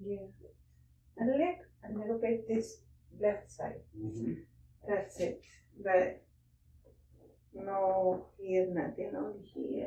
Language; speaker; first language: English; non-native, learner; Spanish